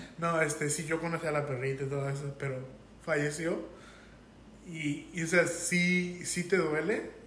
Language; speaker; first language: Spanish; native; Spanish